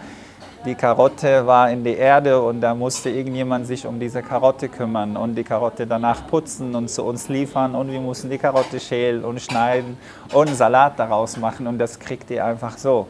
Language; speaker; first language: German; non-native, fluent; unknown